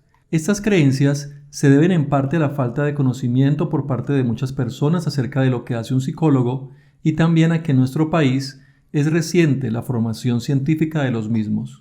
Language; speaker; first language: Spanish; native; Spanish